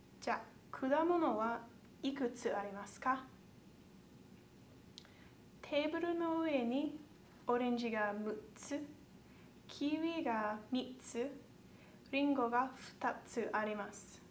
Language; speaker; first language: Japanese; non-native, learner; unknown